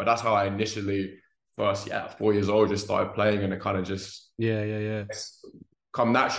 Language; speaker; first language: English; native; English